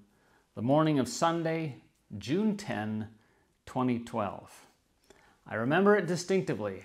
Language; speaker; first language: English; native; English